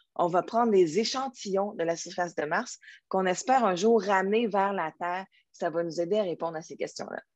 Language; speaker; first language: French; native; French